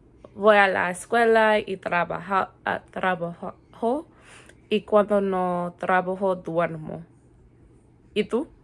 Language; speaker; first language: Spanish; non-native, learner; English